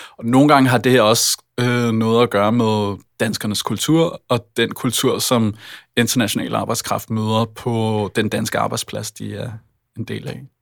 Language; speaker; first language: Danish; native; Danish